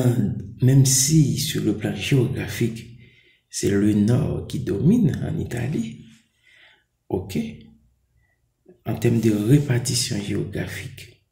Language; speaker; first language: French; non-native, local second language; Haitian Creole